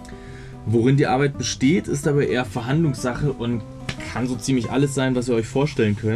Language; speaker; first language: German; native; German